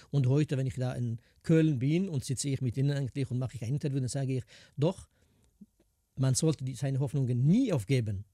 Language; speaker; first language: German; non-native, fluent; Kurdish